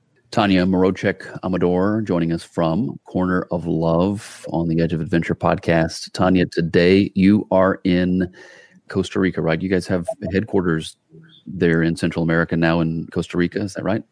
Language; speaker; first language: English; native; English